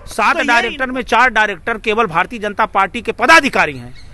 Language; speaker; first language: Hindi; native; Hindi